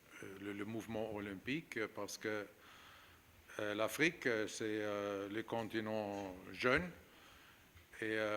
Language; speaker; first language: French; non-native, fluent; German